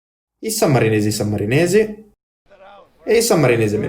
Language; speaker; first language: Italian; native; Italian